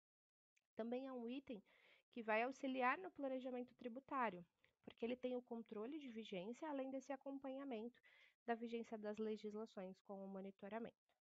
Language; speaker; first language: Portuguese; native; Portuguese